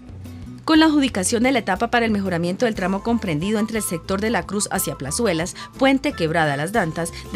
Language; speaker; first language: Spanish; native; Spanish